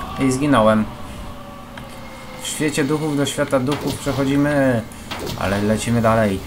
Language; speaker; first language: Polish; native; Polish